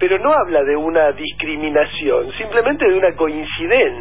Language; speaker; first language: Spanish; native; Spanish